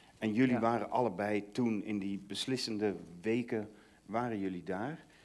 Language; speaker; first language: Dutch; native; Dutch